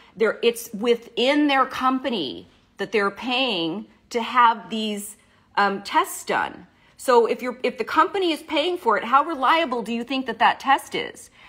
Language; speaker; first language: English; native; English